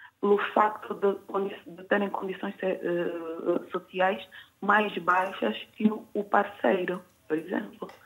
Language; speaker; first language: Portuguese; native; Portuguese